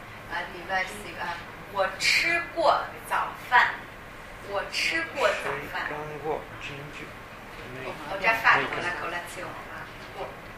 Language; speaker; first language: Italian; non-native, learner; Chinese